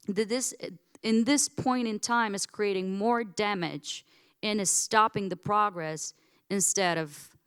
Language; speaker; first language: English; non-native, fluent; Bulgarian